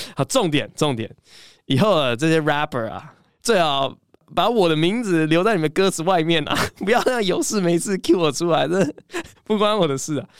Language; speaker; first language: Chinese; early bilingual, other home language; English